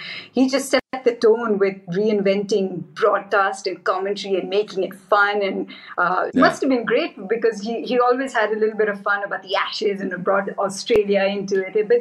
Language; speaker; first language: English; non-native, local second language; Hindi